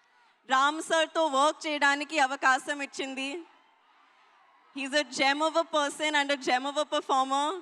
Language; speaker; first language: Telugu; non-native, learner; Hindi